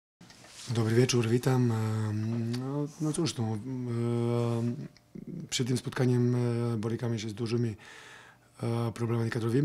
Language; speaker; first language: Polish; non-native, fluent; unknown